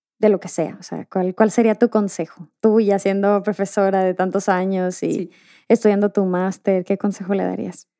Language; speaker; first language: Spanish; native; Spanish